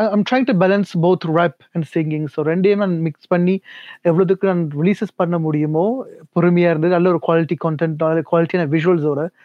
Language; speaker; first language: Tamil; early bilingual, heritage; Tamil